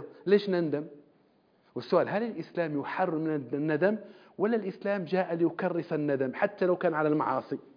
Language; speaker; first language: Arabic; native; Arabic